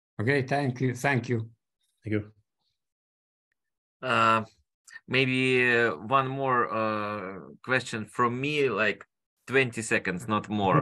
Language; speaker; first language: English; non-native, fluent; Russian